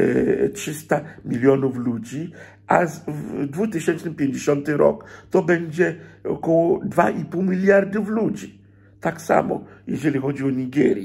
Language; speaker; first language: Polish; non-native, fluent; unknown